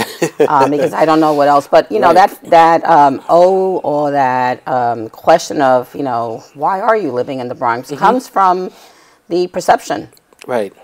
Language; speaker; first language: English; native; English